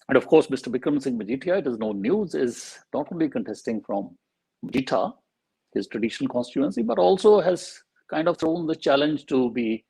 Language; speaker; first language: English; non-native, local second language; Punjabi